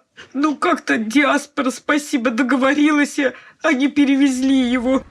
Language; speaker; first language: Russian; native; Russian